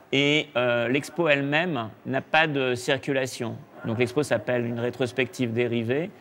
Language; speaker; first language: French; native; French